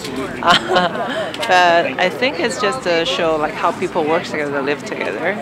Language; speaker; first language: English; non-native, learner; Chinese